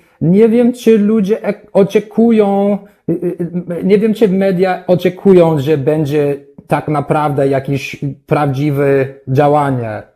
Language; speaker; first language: Polish; non-native, learner; English